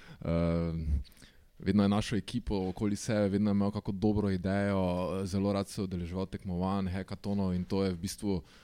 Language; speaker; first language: Slovenian; native; Slovenian